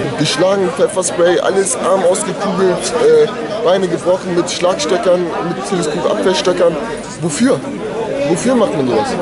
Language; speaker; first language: German; early bilingual, other home language; Turkish